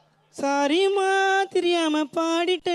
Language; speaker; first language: Tamil; native; Tamil